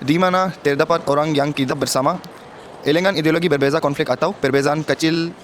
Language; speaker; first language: Indonesian; non-native, learner; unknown